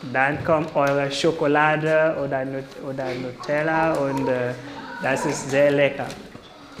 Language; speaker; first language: German; non-native, learner; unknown